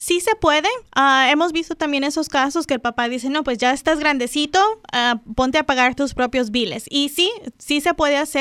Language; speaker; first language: Spanish; native; Spanish